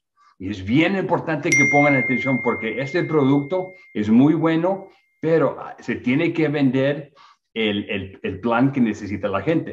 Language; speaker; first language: Spanish; early bilingual, other home language; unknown